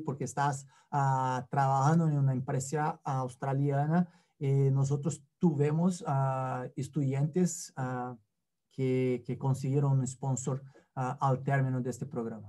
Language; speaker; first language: Spanish; non-native, fluent; Portuguese